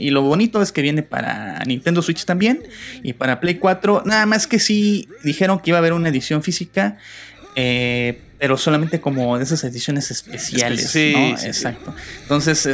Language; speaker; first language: Spanish; native; Spanish